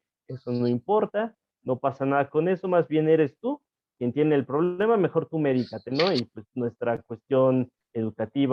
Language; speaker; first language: Spanish; native; Spanish